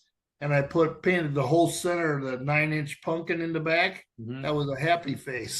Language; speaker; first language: English; native; English